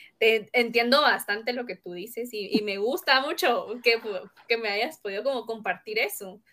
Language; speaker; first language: Spanish; native; Spanish